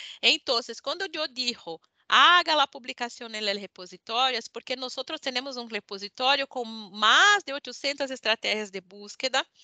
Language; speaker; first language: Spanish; non-native, learner; Portuguese